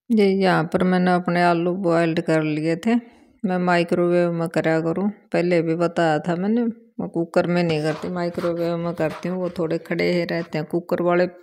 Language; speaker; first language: Hindi; native; Hindi